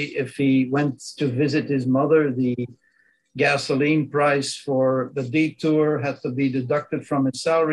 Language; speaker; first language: English; non-native, fluent; Dutch